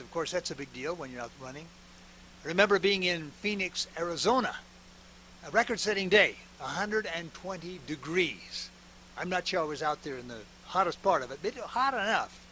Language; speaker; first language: English; native; English